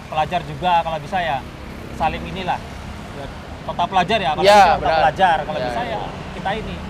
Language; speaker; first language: Indonesian; native; Indonesian